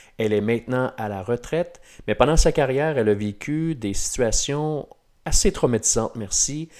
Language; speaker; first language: French; native; French